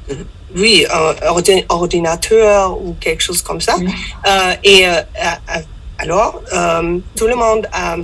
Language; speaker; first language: French; non-native, learner; German